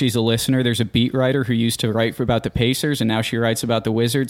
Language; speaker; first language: English; native; English